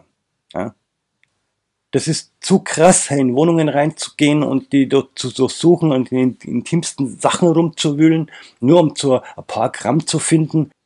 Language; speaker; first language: German; native; German